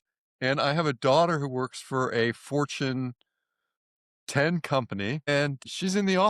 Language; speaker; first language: English; native; English